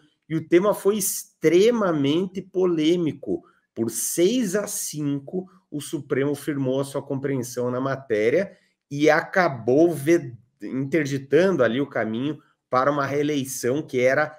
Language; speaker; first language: Portuguese; native; Portuguese